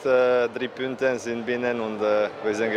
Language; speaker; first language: Dutch; non-native, fluent; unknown